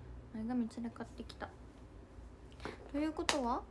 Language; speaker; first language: Japanese; native; Japanese